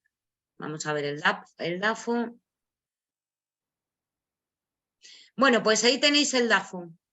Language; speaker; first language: Spanish; native; Spanish